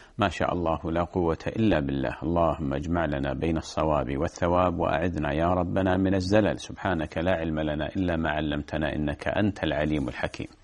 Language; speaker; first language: Arabic; native; Arabic